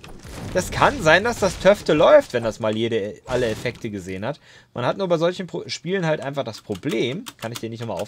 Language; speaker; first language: German; native; German